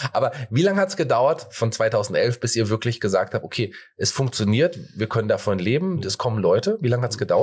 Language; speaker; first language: German; native; German